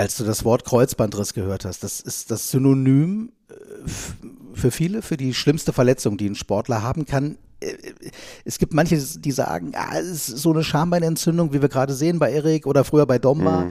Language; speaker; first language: German; native; German